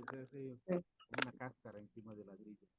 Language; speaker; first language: Spanish; native; Spanish